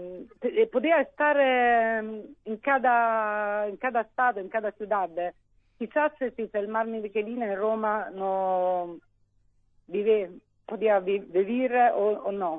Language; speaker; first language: Spanish; non-native, learner; Italian